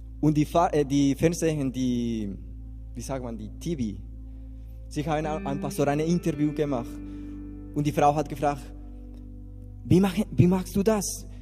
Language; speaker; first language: German; non-native, learner; Spanish